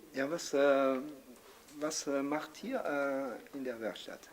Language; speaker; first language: German; non-native, learner; French